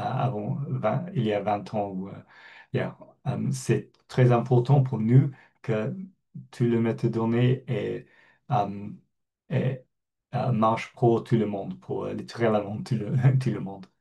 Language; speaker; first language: French; non-native, fluent; English